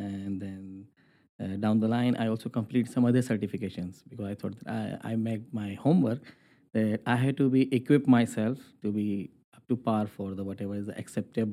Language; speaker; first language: English; non-native, local second language; Urdu